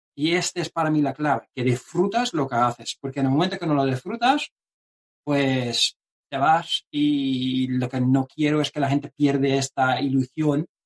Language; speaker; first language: Spanish; non-native, fluent; Dutch